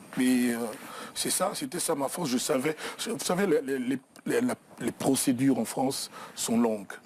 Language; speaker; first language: French; non-native, local second language; Lingala